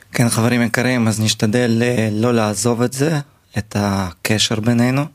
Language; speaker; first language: Hebrew; native; Hebrew